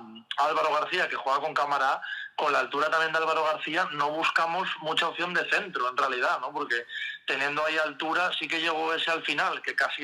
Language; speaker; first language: Spanish; native; Spanish